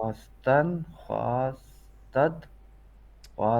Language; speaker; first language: Persian; non-native, learner; Urdu